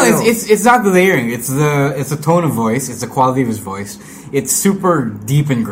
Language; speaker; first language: English; non-native, local second language; Filipino